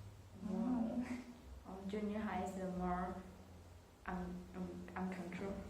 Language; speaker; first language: English; non-native, learner; Chinese